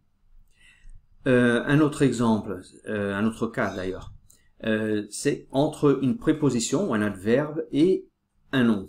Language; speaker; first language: French; native; French